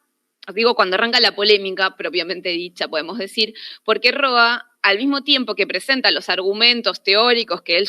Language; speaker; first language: Spanish; native; Spanish